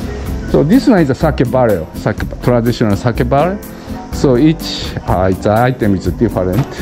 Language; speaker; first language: English; non-native, learner; Japanese